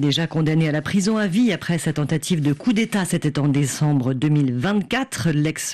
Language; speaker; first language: French; native; French